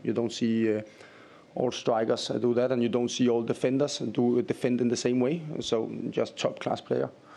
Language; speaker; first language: English; non-native, fluent; Danish